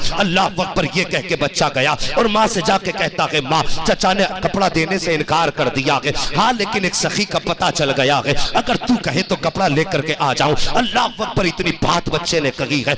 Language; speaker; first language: Urdu; native; Urdu